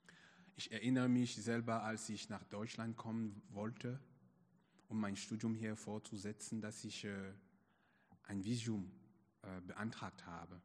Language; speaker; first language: German; non-native, fluent; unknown